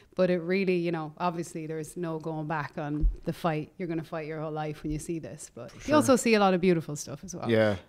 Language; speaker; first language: English; native; English